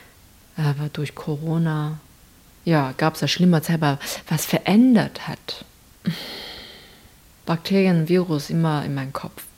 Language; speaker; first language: German; non-native, learner; Chinese